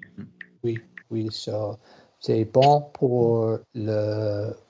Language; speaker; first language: French; non-native, learner; English